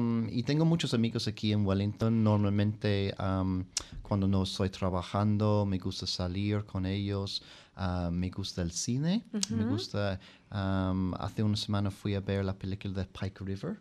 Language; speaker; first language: Spanish; non-native, fluent; English